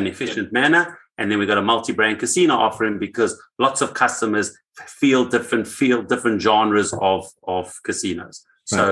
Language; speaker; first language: English; native; English